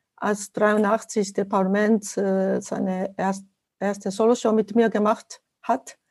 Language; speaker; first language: German; non-native, fluent; Japanese